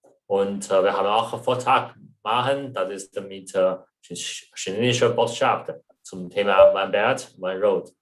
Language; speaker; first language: German; non-native, learner; Chinese